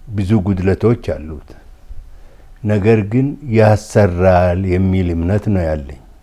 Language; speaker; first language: Amharic; non-native, local second language; Oromo